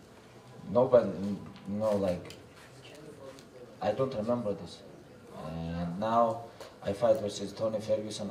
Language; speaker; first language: English; non-native, learner; Russian